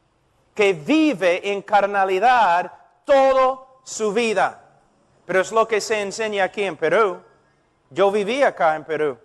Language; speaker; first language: Spanish; non-native, fluent; English